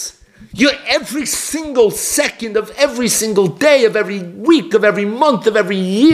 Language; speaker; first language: English; native; English